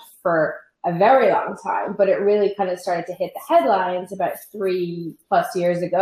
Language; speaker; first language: English; native; English